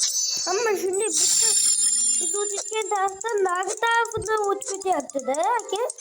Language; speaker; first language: Turkish; non-native, learner; Uzbek